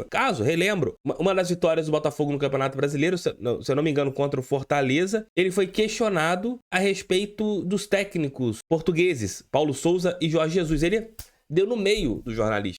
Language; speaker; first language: Portuguese; native; Portuguese